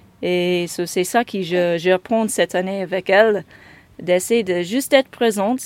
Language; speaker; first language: French; non-native, fluent; English